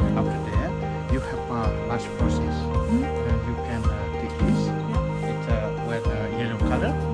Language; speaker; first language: English; non-native, learner; Indonesian